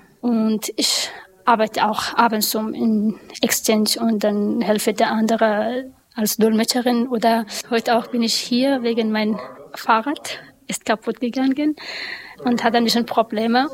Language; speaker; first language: German; non-native, learner; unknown